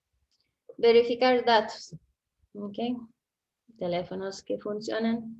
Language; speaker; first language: Spanish; non-native, fluent; English